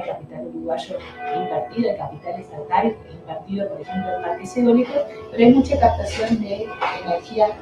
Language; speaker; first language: Spanish; native; Spanish